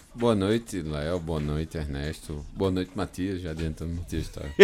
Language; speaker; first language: Portuguese; native; Portuguese